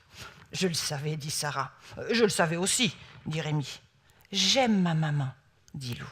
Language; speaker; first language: French; native; French